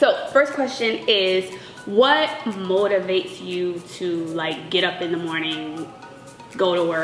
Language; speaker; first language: English; native; English